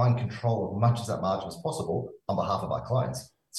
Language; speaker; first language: English; native; English